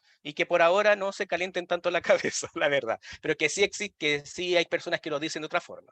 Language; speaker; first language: Spanish; native; Spanish